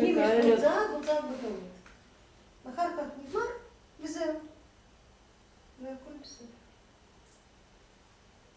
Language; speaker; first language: Hebrew; non-native, fluent; Russian